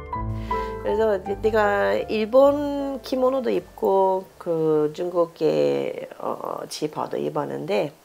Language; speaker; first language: Korean; non-native, fluent; English